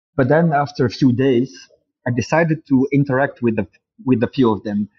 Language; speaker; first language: English; non-native, fluent; Dutch